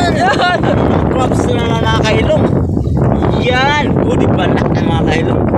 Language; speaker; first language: Filipino; non-native, local second language; Cebuano